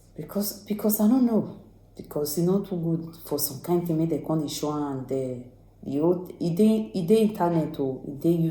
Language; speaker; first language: Nigerian Pidgin; native; Nigerian Pidgin